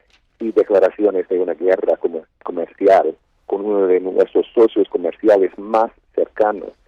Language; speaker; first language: Spanish; early bilingual, heritage; Spanish